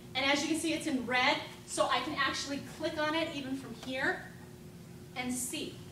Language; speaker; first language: English; native; English